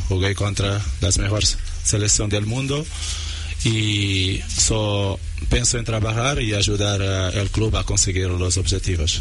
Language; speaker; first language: Spanish; non-native, learner; Portuguese